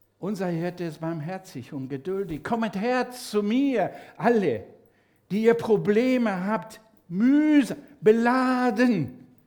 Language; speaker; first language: German; non-native, fluent; Spanish